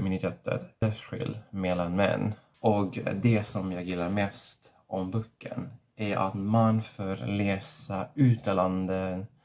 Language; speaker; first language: Swedish; non-native, fluent; Catalan